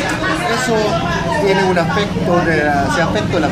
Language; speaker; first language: Spanish; non-native, fluent; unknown